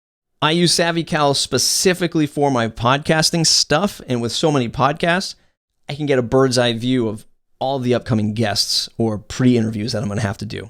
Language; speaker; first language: English; native; English